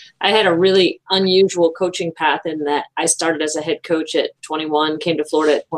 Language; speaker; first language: English; native; English